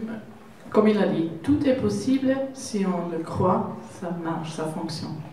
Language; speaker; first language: French; non-native, learner; German